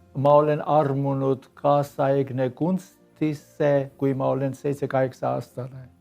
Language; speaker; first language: Estonian; non-native, fluent; Armenian